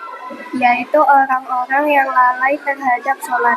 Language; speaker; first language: Indonesian; native; Indonesian